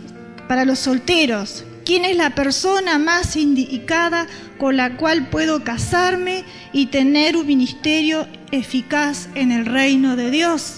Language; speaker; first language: Spanish; native; Spanish